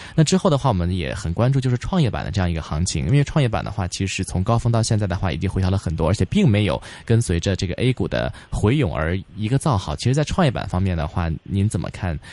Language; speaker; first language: Chinese; non-native, local second language; Cantonese